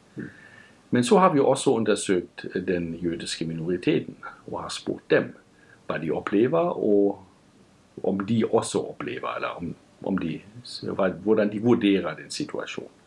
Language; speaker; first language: Norwegian; non-native, fluent; German